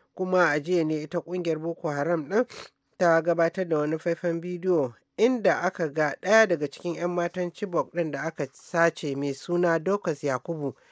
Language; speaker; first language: Hausa; native; Hausa